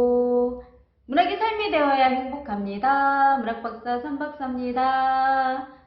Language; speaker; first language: Korean; native; Korean